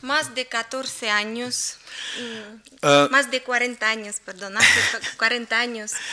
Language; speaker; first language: Spanish; non-native, learner; Russian